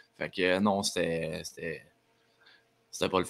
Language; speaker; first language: French; native; French